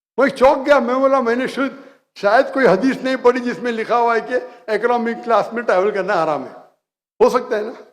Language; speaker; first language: Hindi; non-native, local second language; Konkani